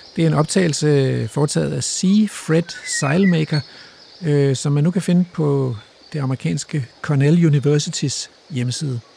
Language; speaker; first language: Danish; native; Danish